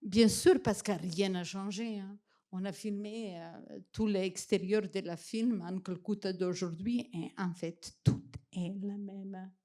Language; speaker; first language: French; non-native, fluent; Macedonian